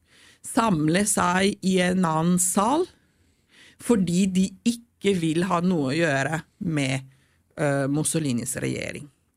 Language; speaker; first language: Norwegian; non-native, fluent; Italian